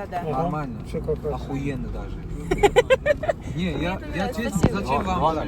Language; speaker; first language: Russian; non-native, local second language; Uzbek